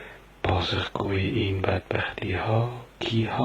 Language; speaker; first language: Persian; native; Persian